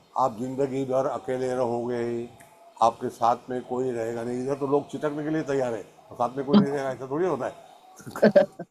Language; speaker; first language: Hindi; non-native, local second language; Marathi